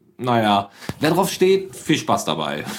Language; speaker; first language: German; native; German